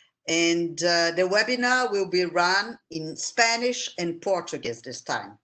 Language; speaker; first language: English; non-native, fluent; Portuguese